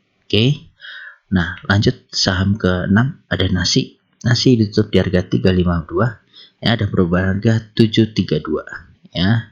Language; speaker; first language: Indonesian; native; Indonesian